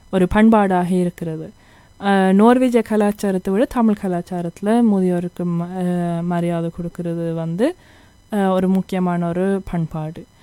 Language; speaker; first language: Tamil; early bilingual, heritage; Tamil